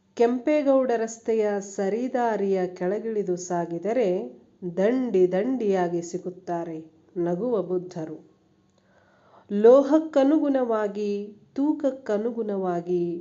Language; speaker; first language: Kannada; native; Kannada